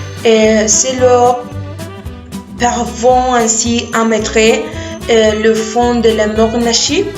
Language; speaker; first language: French; non-native, learner; Spanish